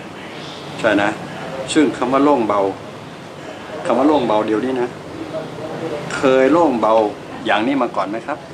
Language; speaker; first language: Thai; native; Thai